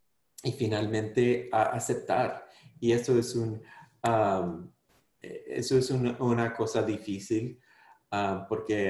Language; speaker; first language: Spanish; non-native, fluent; English